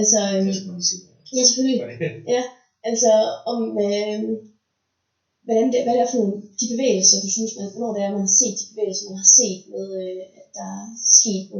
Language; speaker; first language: Danish; native; Danish